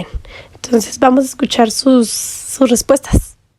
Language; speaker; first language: Spanish; native; Spanish